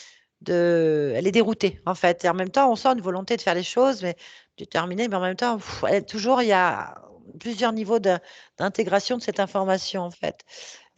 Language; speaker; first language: French; native; French